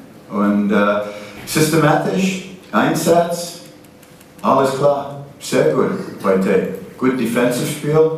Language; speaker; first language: German; non-native, learner; English